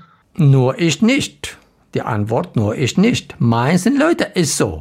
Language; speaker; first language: German; non-native, learner; Arabic